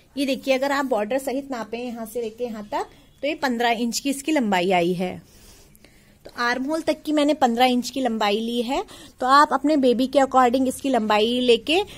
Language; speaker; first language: Hindi; native; Hindi